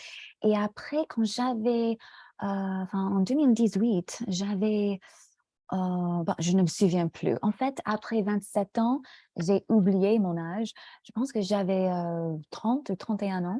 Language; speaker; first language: French; non-native, fluent; English